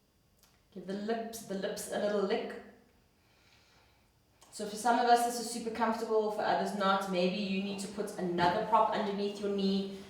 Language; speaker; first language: English; native; English